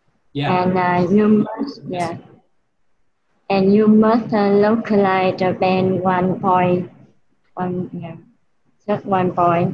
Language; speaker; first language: English; non-native, learner; Vietnamese